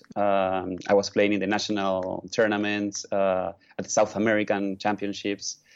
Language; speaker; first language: English; non-native, fluent; Spanish